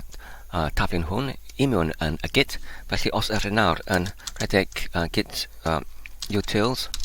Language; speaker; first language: Welsh; non-native, learner; English